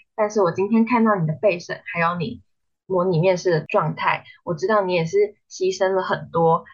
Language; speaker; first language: Chinese; native; Chinese